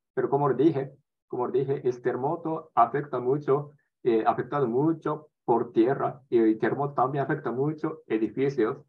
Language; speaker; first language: Spanish; non-native, learner; Japanese